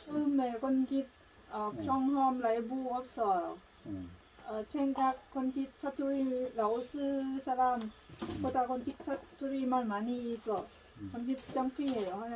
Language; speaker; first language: Korean; non-native, learner; Lao